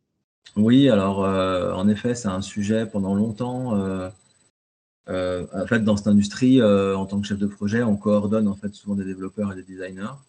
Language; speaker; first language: French; native; French